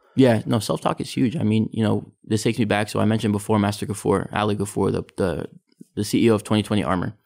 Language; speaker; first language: English; native; English